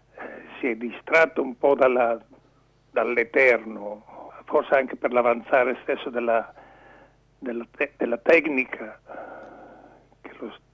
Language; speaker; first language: Italian; native; Italian